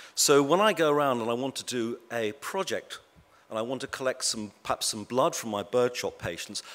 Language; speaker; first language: English; native; English